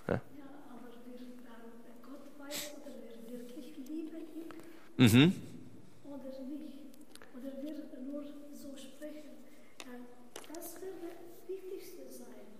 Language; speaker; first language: German; non-native, learner; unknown